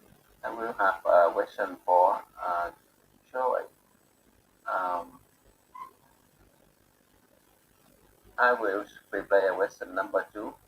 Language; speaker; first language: English; non-native, learner; Bangla